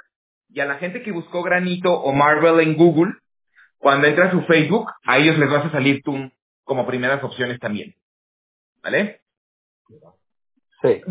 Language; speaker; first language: Spanish; native; Spanish